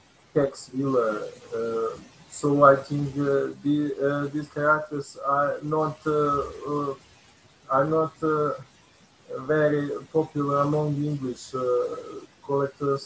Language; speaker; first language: English; non-native, learner; Bosnian